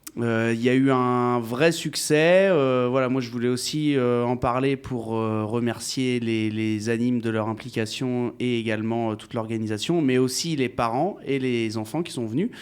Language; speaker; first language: French; native; French